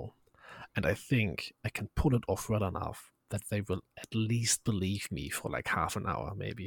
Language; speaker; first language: English; non-native, fluent; German